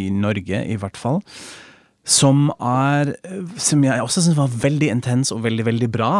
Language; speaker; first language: Norwegian; non-native, fluent; German